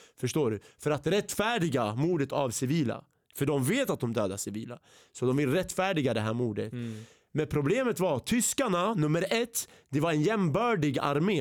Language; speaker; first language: Swedish; early bilingual, other home language; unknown